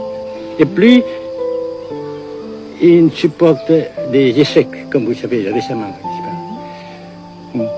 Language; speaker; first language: French; non-native, local second language; Vietnamese